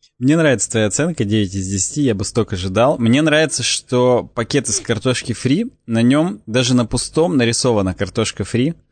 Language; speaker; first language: Russian; native; Russian